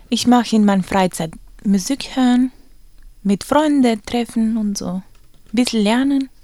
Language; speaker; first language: German; non-native, learner; Macedonian